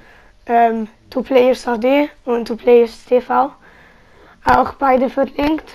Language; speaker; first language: German; early bilingual, other home language; Italian